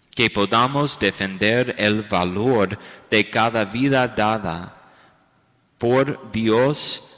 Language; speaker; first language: Spanish; non-native, fluent; English